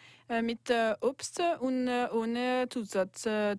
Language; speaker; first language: German; non-native, local second language; French